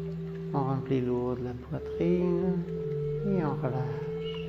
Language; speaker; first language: French; non-native, fluent; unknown